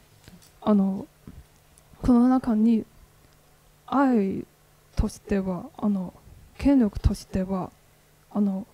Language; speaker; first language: Japanese; non-native, learner; Chinese